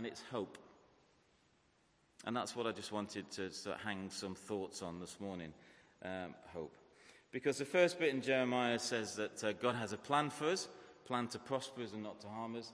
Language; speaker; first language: English; native; English